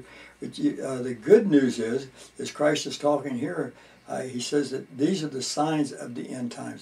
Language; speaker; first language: English; native; English